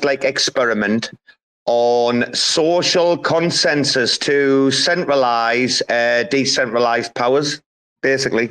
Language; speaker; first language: English; native; English